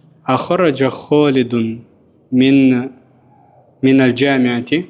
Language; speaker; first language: Arabic; non-native, fluent; Russian